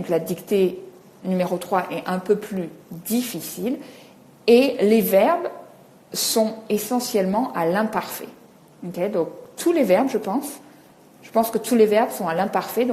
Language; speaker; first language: French; native; French